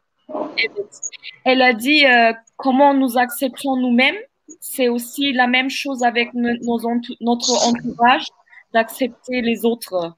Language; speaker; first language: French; non-native, fluent; Turkish